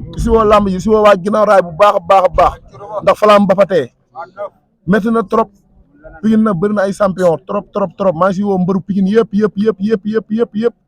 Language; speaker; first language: Wolof; non-native, local second language; Fula